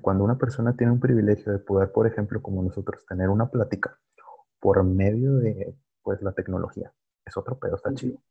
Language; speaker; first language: Spanish; native; Spanish